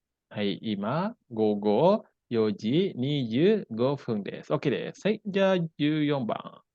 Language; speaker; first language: Japanese; non-native, fluent; Indonesian